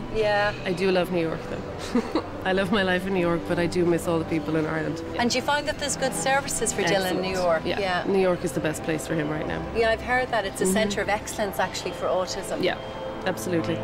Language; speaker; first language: English; native; English